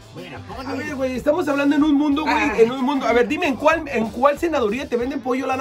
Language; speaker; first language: Spanish; native; Spanish